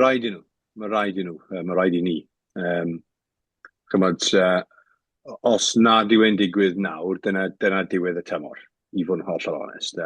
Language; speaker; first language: Welsh; native; Welsh